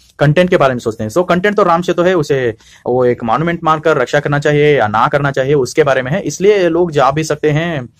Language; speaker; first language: Hindi; non-native, local second language; Kannada